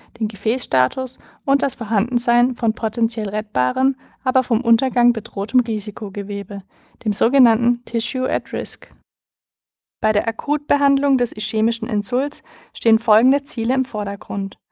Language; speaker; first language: German; native; German